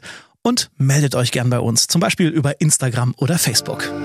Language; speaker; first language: German; native; German